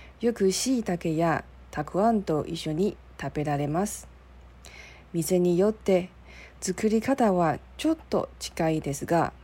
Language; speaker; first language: Japanese; non-native, learner; Chinese